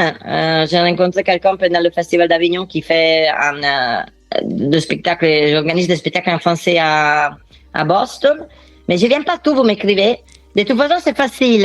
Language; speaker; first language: French; non-native, fluent; Italian